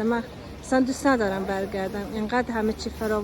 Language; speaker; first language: Persian; native; Persian